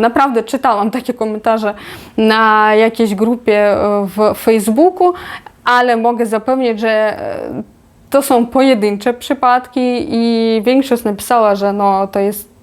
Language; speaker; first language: Polish; non-native, fluent; Ukrainian